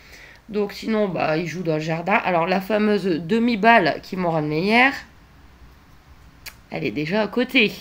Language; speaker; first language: French; native; French